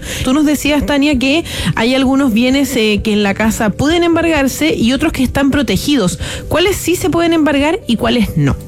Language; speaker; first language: Spanish; native; Spanish